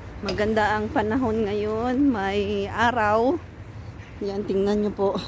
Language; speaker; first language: Filipino; native; Filipino